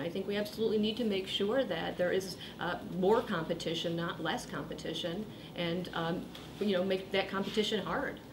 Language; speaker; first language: English; native; English